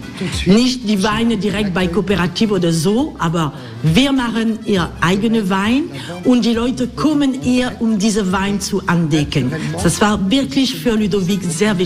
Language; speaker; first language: German; non-native, learner; French